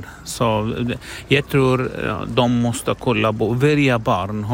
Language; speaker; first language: Swedish; non-native, learner; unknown